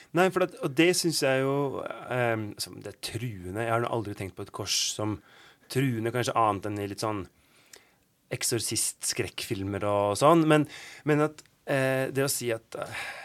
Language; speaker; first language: Norwegian; native; Norwegian